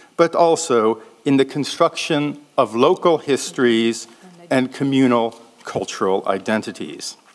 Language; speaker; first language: English; native; English